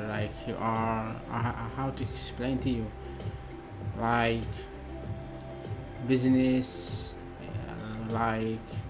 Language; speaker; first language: English; non-native, learner; Arabic